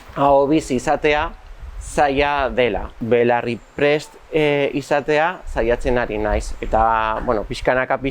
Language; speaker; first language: Basque; non-native, local second language; Spanish